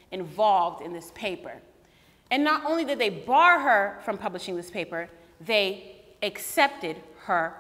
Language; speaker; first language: English; native; English